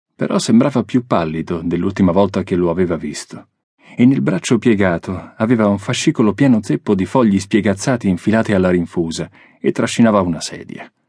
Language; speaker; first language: Italian; native; Italian